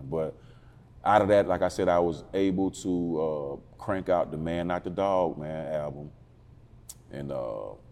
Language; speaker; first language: English; native; English